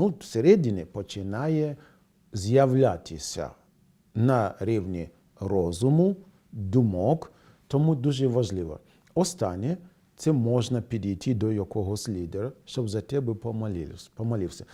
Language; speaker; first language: Ukrainian; non-native, fluent; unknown